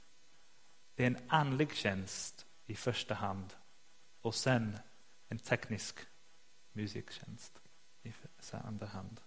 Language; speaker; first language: Swedish; non-native, fluent; English